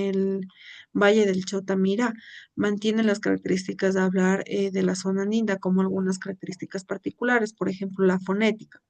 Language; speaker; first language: Spanish; native; Spanish